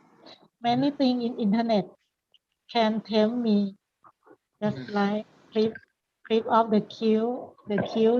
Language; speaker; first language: English; non-native, learner; Thai